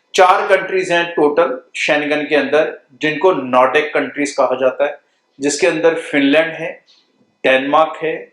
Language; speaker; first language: Hindi; non-native, local second language; Punjabi